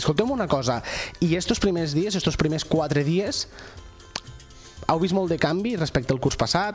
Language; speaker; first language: Catalan; native; Catalan